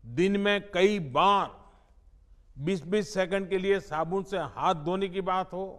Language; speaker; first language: Hindi; non-native, local second language; Gujarati